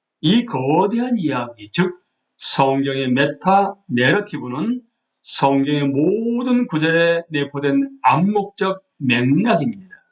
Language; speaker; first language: Korean; native; Korean